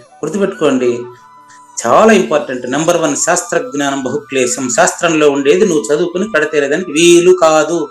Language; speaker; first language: Telugu; non-native, local second language; Tamil